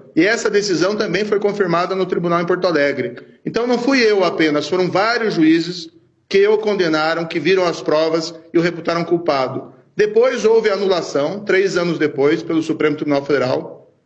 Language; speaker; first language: Portuguese; native; Portuguese